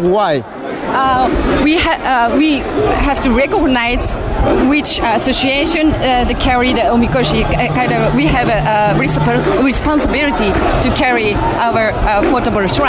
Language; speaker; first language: English; non-native, learner; Japanese